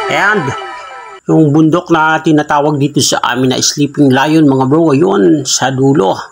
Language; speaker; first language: Filipino; non-native, local second language; Bikol